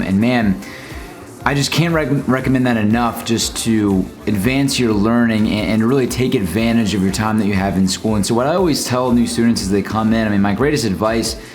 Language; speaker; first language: English; native; English